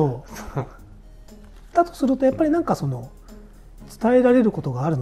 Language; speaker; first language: Japanese; native; Japanese